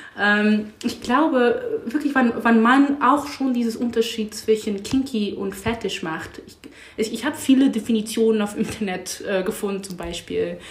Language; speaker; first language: German; non-native, learner; English